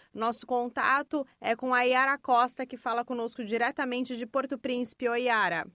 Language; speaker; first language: Portuguese; native; Portuguese